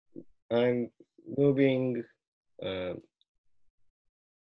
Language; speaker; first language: English; non-native, learner; Japanese